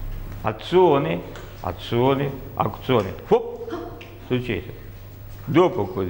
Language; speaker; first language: Italian; non-native, learner; Russian